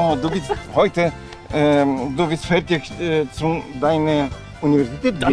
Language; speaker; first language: German; non-native, learner; Russian